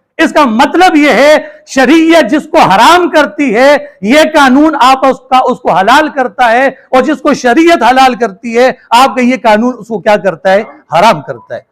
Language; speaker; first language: Urdu; non-native, local second language; Northern Hindko